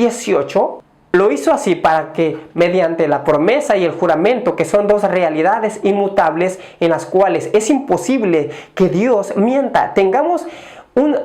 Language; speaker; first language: Spanish; native; Spanish